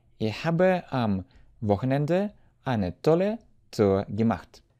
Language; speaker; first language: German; non-native, fluent; Russian